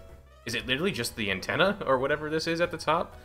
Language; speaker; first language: English; native; English